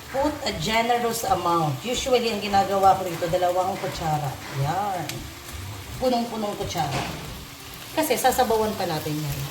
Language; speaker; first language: Filipino; non-native, local second language; Bikol